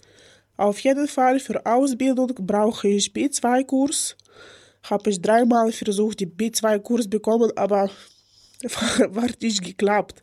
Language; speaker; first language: German; non-native, learner; Ukrainian